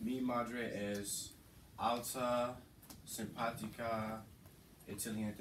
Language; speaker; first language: Spanish; non-native, learner; English